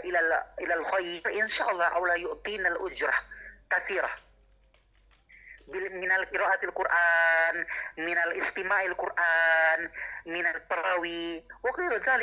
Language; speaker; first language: Arabic; non-native, learner; Indonesian